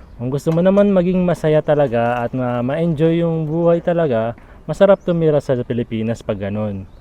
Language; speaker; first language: Filipino; native; Filipino